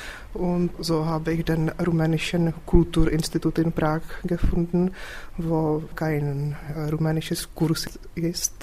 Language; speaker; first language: German; non-native, fluent; Czech